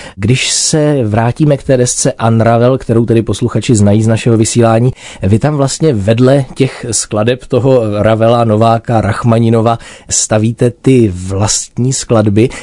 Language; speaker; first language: Czech; native; Czech